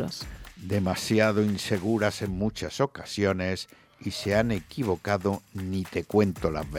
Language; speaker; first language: Spanish; native; Spanish